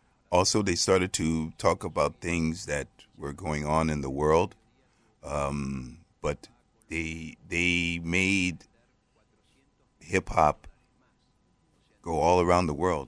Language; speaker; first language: English; native; English